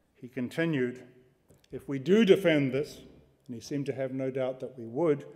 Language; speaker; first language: English; native; English